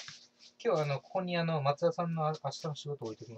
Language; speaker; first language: Japanese; native; Japanese